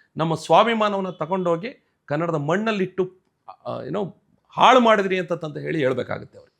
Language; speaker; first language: Kannada; native; Kannada